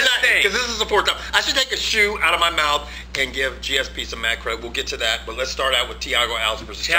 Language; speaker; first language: English; native; English